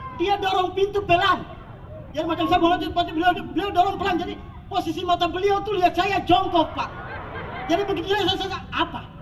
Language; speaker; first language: Indonesian; native; Indonesian